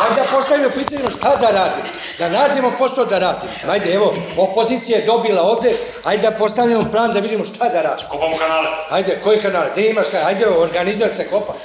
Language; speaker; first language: Serbian; native; Serbian